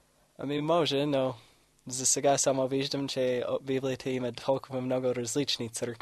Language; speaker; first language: Bulgarian; non-native, fluent; English